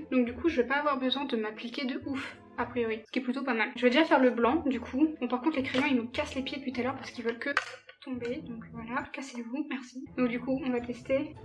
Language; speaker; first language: French; native; French